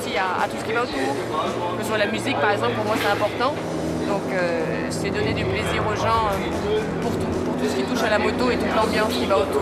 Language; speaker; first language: French; native; French